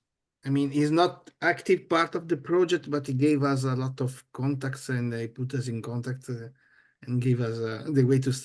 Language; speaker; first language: English; non-native, fluent; Italian